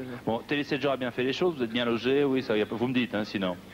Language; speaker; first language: French; native; French